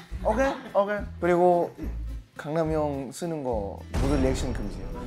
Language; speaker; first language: Korean; non-native, fluent; Thai